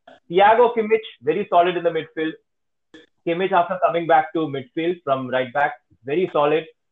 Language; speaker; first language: English; non-native, local second language; Malayalam